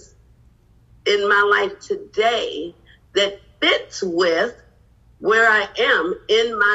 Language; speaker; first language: English; native; English